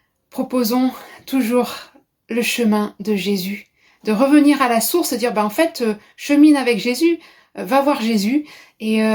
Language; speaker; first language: French; native; French